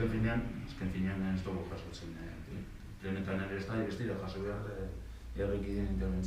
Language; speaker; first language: Basque; native; Basque